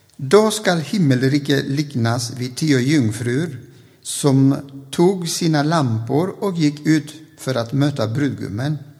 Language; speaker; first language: Swedish; non-native, fluent; Spanish